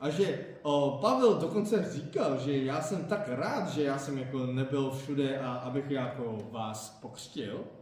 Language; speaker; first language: Czech; non-native, fluent; Korean